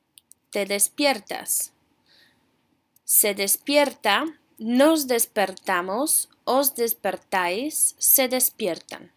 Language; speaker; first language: Spanish; non-native, fluent; English